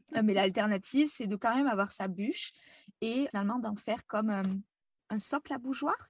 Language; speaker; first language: French; native; French